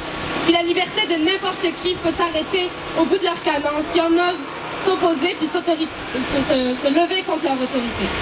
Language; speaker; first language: French; native; French